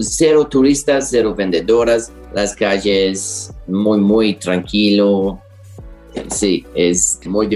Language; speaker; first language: Spanish; non-native, learner; English